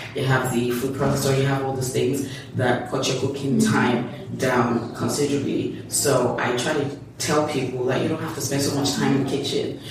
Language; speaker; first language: English; non-native, local second language; Yoruba